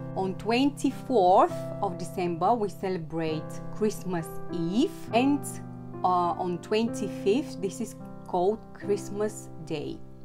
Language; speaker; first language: English; non-native, fluent; Bulgarian